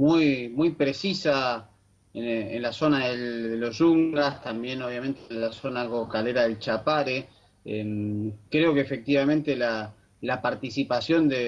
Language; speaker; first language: Spanish; native; Spanish